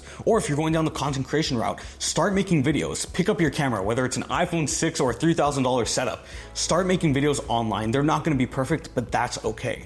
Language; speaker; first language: English; native; English